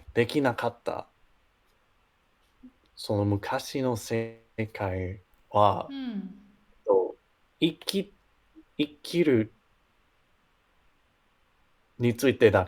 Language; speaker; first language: Japanese; non-native, learner; English